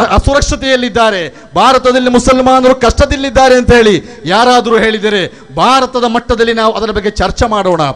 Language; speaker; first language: Kannada; native; Kannada